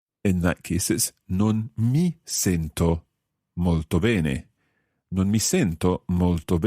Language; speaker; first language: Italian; non-native, fluent; English